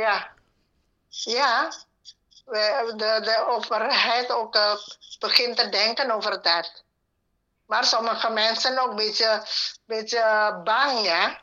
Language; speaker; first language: Dutch; non-native, learner; Indonesian